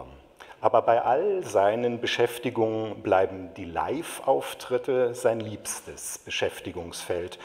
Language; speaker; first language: German; native; German